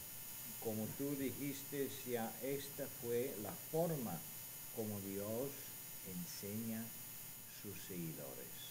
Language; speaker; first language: Spanish; non-native, fluent; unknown